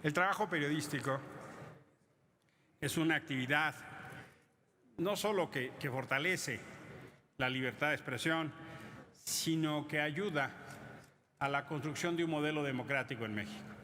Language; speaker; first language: Spanish; native; Spanish